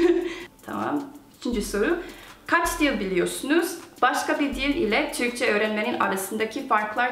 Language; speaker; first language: Turkish; non-native, fluent; Korean